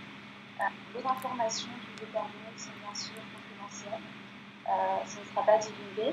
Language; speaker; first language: French; native; French